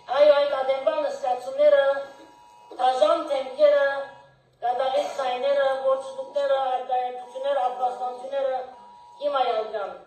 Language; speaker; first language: Armenian; early bilingual, heritage; Armenian